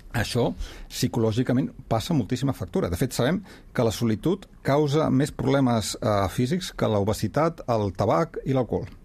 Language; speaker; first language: Catalan; native; Catalan